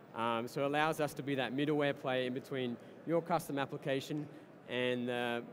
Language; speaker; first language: English; native; English